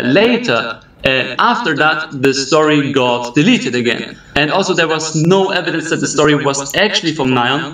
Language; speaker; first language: English; early bilingual, other home language; German